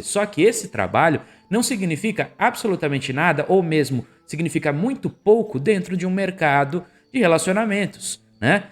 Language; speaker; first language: Portuguese; native; Portuguese